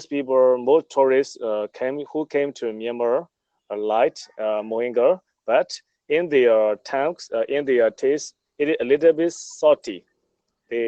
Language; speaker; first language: English; non-native, learner; Burmese